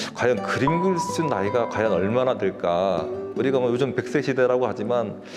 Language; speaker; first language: Korean; native; Korean